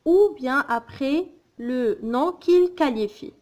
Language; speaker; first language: French; non-native, local second language; Arabic